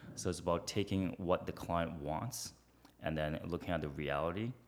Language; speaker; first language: English; early bilingual, other home language; Chinese